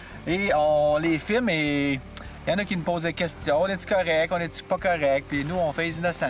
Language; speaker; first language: French; native; French